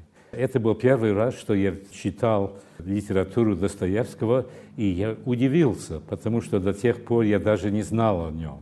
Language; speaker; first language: Russian; non-native, fluent; English